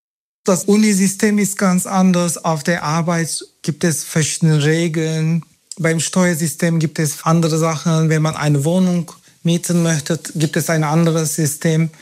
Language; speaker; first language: German; non-native, fluent; Turkish